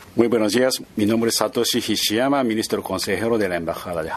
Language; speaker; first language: Spanish; non-native, fluent; Japanese